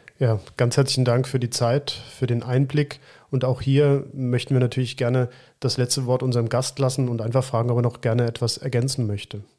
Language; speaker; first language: German; native; German